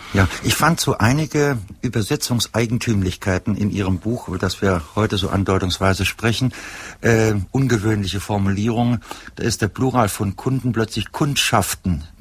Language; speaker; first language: German; native; German